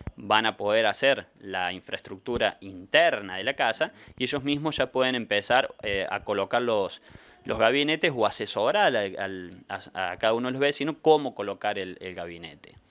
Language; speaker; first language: Spanish; native; Spanish